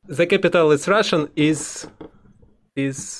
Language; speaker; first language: English; non-native, learner; Russian